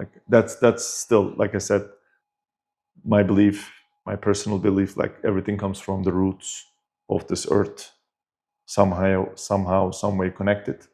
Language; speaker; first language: English; non-native, fluent; Turkish